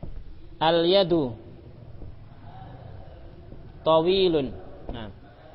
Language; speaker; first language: Arabic; non-native, fluent; Indonesian